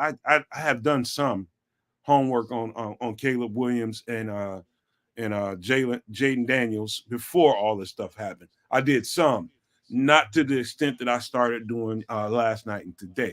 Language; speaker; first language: English; native; English